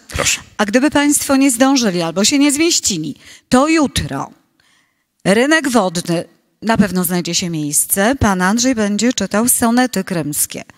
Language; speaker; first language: Polish; native; Polish